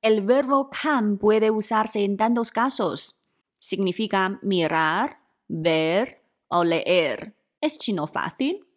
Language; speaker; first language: Spanish; non-native, fluent; Chinese